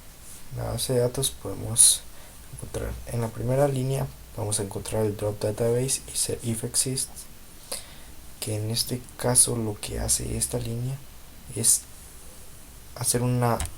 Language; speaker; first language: Spanish; native; Spanish